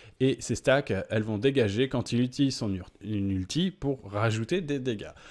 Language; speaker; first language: French; native; French